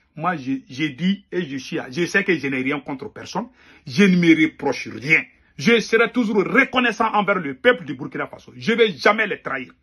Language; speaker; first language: French; non-native, local second language; Bambara